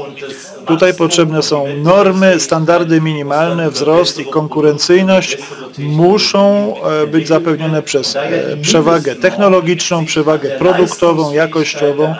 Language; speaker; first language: Polish; native; Polish